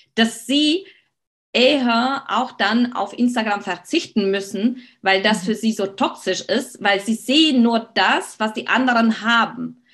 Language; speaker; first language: German; non-native, fluent; Slovak